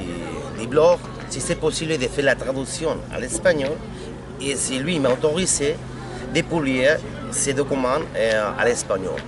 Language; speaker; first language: French; non-native, learner; Spanish